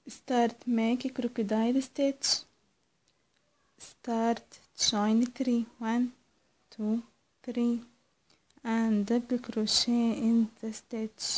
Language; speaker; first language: English; non-native, learner; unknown